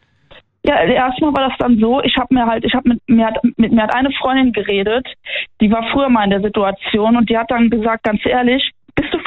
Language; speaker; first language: German; native; German